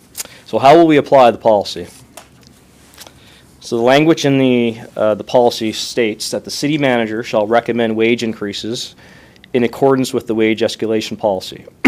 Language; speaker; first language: English; native; English